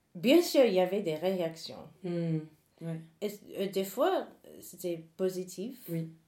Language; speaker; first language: French; non-native, fluent; English